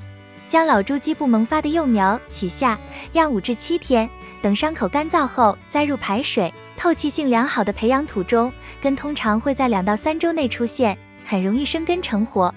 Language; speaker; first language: Chinese; native; Chinese